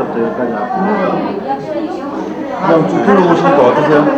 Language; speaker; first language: Korean; native; Korean